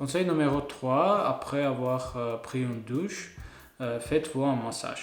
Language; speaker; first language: French; non-native, learner; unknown